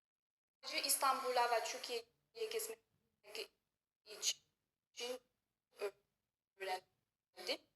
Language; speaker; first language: Turkish; non-native, learner; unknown